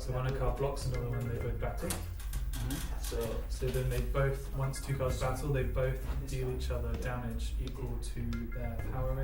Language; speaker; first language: English; native; English